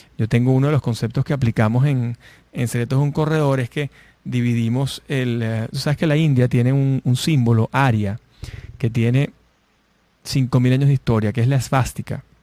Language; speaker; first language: Spanish; native; Spanish